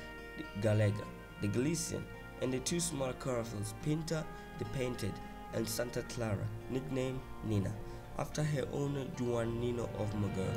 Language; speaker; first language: English; non-native, fluent; Southern Sotho